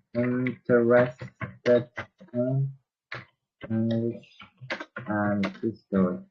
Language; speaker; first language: English; non-native, learner; Uzbek